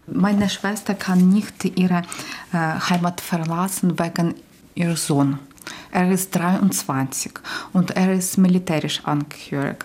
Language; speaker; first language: German; non-native, learner; Ukrainian